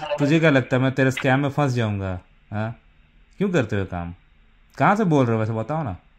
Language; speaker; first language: Hindi; native; Hindi